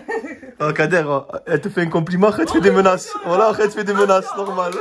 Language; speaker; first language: French; native; French